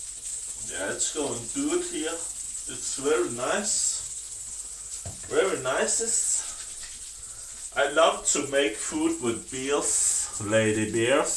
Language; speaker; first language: English; non-native, learner; Danish